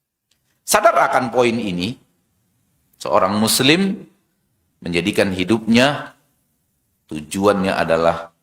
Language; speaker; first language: Indonesian; native; Indonesian